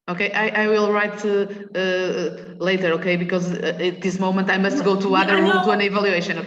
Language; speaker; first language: English; non-native, learner; Portuguese